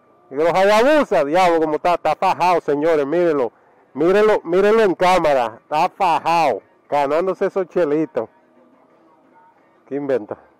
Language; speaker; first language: Spanish; early bilingual, heritage; Spanish